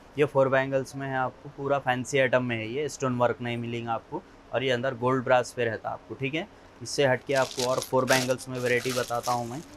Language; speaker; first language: Hindi; non-native, local second language; Urdu